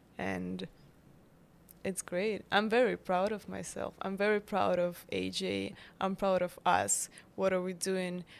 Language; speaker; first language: English; non-native, fluent; Russian